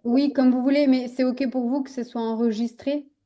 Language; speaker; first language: French; native; French